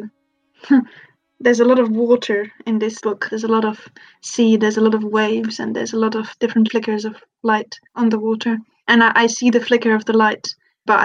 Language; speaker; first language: English; non-native, fluent; Finnish